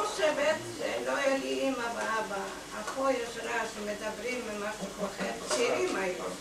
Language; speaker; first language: Hebrew; non-native, fluent; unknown